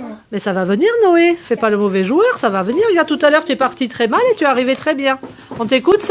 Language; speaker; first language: French; native; French